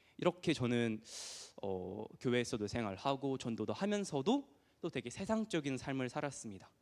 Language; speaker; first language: Korean; early bilingual, heritage; Korean